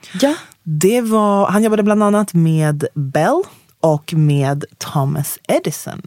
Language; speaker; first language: Swedish; native; Swedish